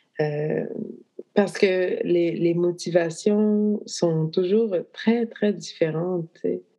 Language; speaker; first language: French; native; French